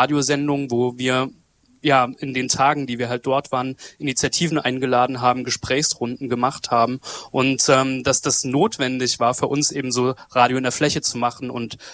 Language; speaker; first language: German; native; German